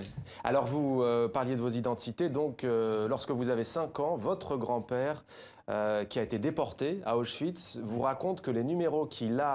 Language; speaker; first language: French; native; French